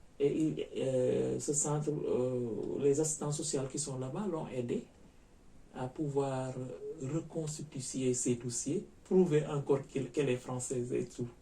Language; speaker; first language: French; non-native, local second language; Wolof